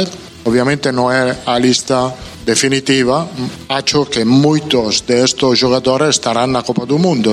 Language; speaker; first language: Portuguese; non-native, learner; Italian